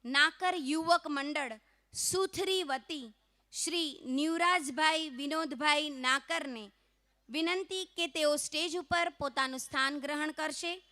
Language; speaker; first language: Gujarati; non-native, local second language; Kachhi